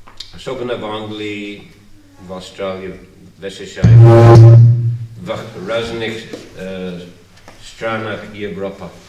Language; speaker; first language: Russian; non-native, learner; English